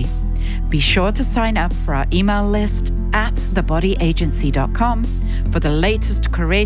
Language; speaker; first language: English; native; English